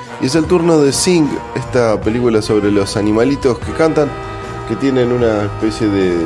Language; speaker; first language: Spanish; native; Spanish